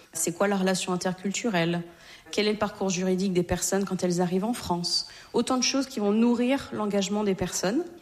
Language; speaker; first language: French; native; French